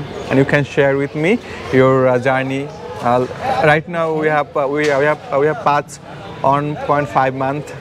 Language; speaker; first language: English; non-native, learner; Bangla